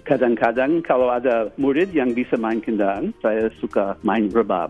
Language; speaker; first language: Indonesian; non-native, fluent; English